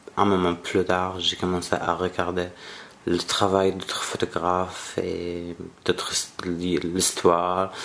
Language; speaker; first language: French; non-native, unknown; Arabic